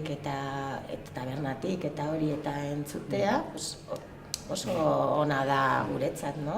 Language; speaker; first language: Basque; non-native, learner; French